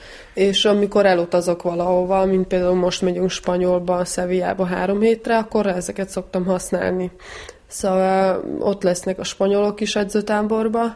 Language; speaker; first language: Hungarian; early bilingual, heritage; Hungarian